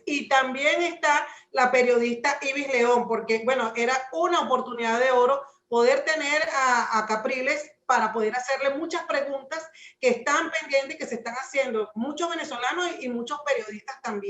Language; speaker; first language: Spanish; native; Spanish